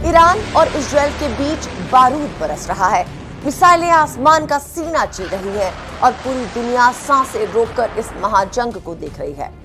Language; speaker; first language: Hindi; native; Hindi